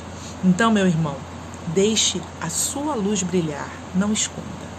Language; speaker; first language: Portuguese; native; Portuguese